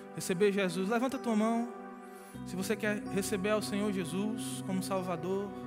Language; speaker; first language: Portuguese; native; Portuguese